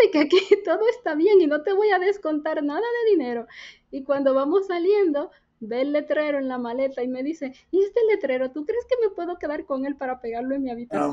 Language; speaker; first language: Spanish; native; Spanish